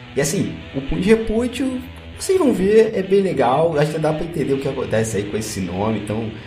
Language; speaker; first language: Portuguese; native; Portuguese